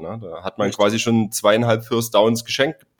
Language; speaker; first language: German; native; German